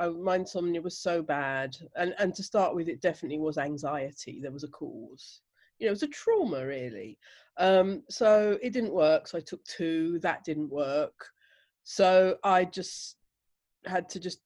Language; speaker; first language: English; native; English